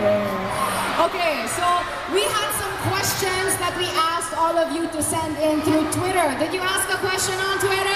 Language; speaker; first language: English; non-native, local second language; Filipino